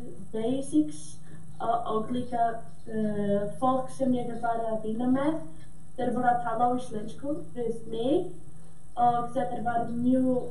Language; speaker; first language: Icelandic; non-native, learner; Portuguese